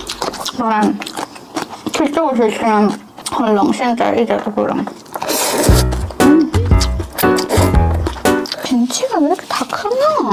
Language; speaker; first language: Chinese; non-native, learner; Korean